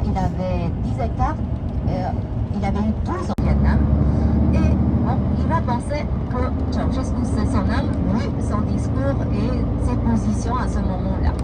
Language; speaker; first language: French; non-native, fluent; Romanian